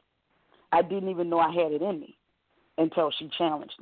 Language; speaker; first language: English; native; English